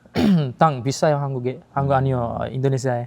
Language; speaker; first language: Korean; non-native, fluent; Sinhala